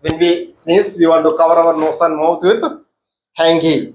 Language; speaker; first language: English; non-native, local second language; Malayalam